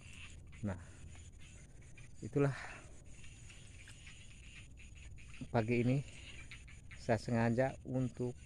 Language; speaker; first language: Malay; non-native, local second language; Sundanese